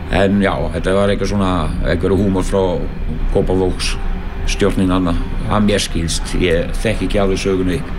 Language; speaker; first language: Icelandic; non-native, fluent; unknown